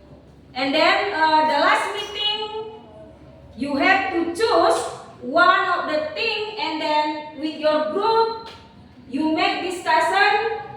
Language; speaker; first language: English; non-native, learner; Indonesian